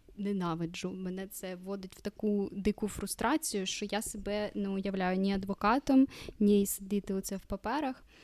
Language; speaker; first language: Ukrainian; non-native, local second language; Russian